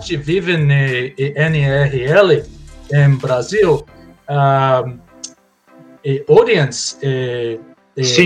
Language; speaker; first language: Portuguese; non-native, learner; English